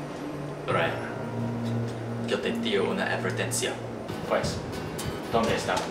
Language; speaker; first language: Spanish; non-native, learner; English